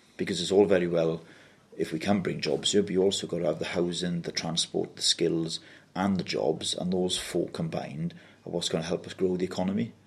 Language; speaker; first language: English; native; English